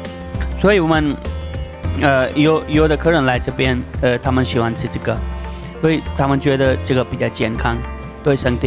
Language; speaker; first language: Chinese; non-native, learner; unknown